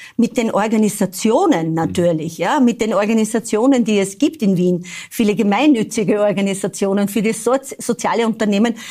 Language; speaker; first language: German; native; German